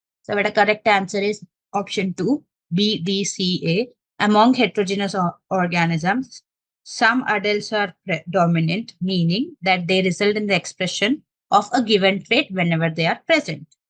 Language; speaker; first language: English; non-native, local second language; Malayalam